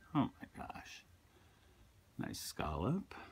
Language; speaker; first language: English; native; English